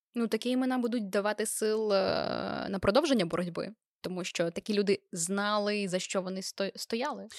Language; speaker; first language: Ukrainian; native; Ukrainian